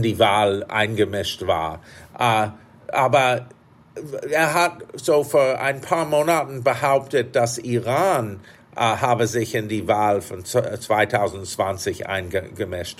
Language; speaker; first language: German; non-native, fluent; English